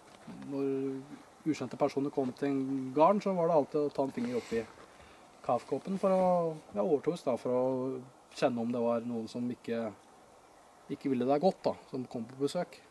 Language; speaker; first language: Norwegian; native; Norwegian